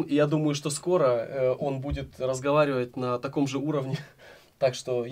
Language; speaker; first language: Russian; native; Russian